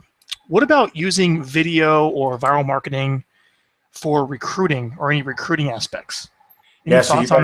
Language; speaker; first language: English; native; English